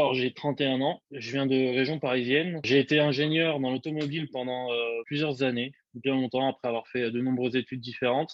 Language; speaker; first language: French; native; French